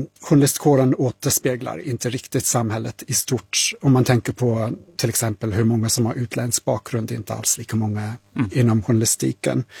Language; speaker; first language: Swedish; non-native, fluent; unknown